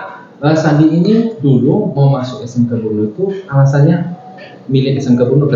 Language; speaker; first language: Indonesian; non-native, local second language; Javanese